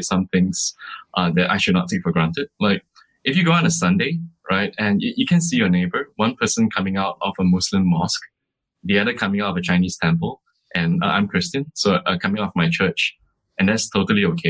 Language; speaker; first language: English; native; English